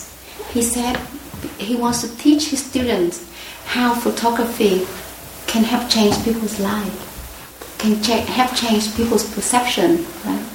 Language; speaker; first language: English; non-native, fluent; Vietnamese